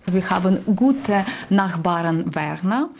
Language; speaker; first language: German; non-native, learner; Ukrainian